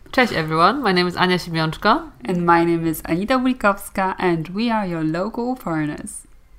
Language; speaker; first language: English; non-native, fluent; Polish